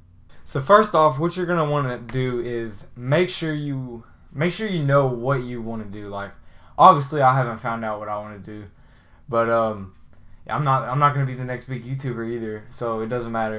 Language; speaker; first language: English; native; English